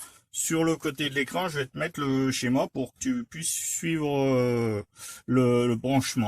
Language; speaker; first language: French; native; French